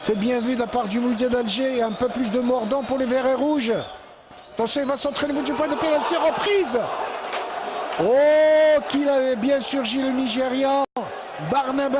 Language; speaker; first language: French; non-native, local second language; Arabic